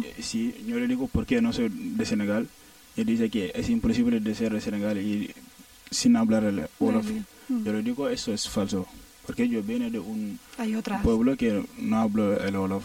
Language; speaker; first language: Spanish; non-native, learner; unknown